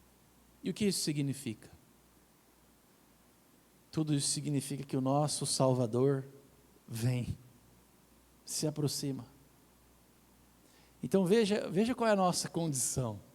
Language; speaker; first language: Portuguese; native; Portuguese